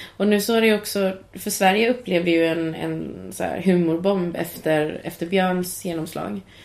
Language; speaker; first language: Swedish; early bilingual, other home language; Cantonese